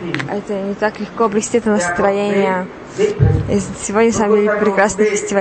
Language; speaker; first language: Russian; non-native, learner; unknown